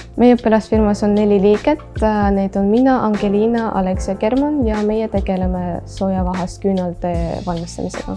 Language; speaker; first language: Estonian; non-native, local second language; Russian